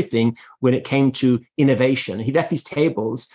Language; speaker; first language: English; native; English